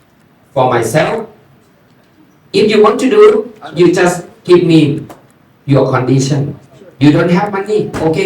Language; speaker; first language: English; non-native, learner; Thai